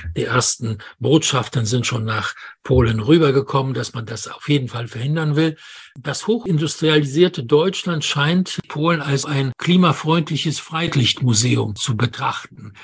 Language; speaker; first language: German; non-native, fluent; Polish